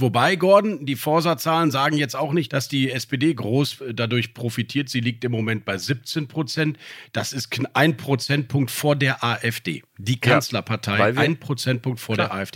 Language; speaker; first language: German; native; German